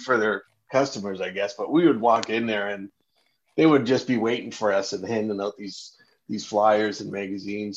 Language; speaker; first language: English; native; English